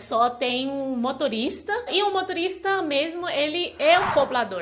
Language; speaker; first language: Portuguese; non-native, fluent; Chinese